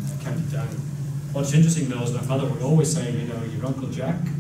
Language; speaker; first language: English; native; English